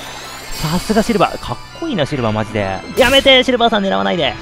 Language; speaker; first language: Japanese; native; Japanese